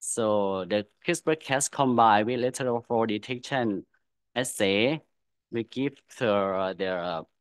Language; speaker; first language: English; non-native, learner; Thai